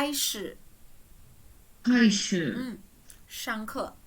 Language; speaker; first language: Chinese; non-native, fluent; Indonesian